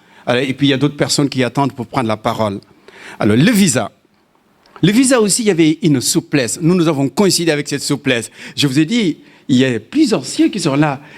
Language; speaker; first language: French; non-native, local second language; Wolof